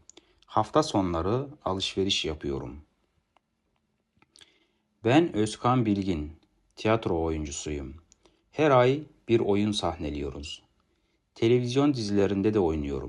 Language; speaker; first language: Turkish; non-native, fluent; Kazakh